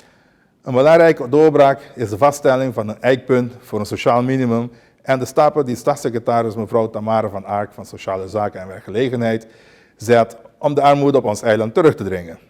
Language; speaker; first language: Dutch; non-native, local second language; Papiamento